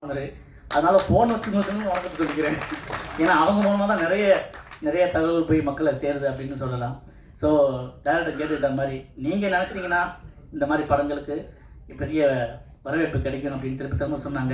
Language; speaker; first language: Tamil; non-native, local second language; Telugu